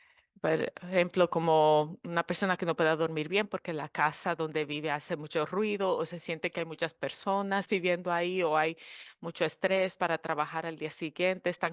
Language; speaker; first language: Spanish; non-native, fluent; English